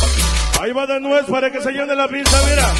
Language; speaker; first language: Spanish; native; Spanish